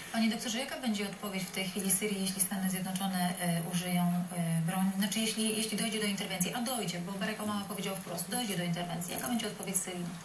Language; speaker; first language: Polish; native; Polish